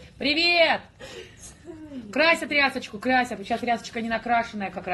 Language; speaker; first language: Russian; native; Russian